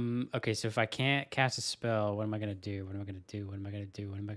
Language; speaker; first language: English; native; English